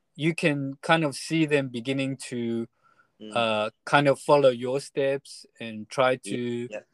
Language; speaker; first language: English; non-native, fluent; Chinese